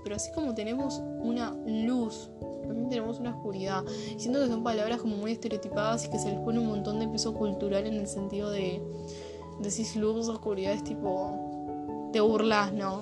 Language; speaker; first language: Spanish; native; Spanish